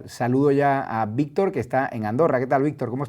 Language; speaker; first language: Spanish; native; Spanish